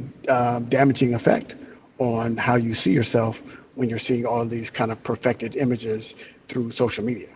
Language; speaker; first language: English; native; English